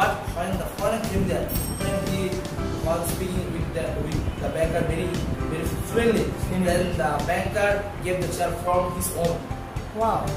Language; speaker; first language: English; non-native, learner; Bangla